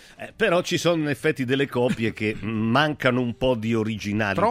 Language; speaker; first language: Italian; native; Italian